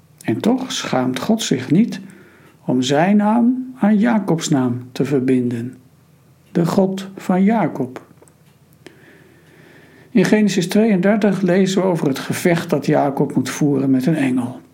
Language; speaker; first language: Dutch; native; Dutch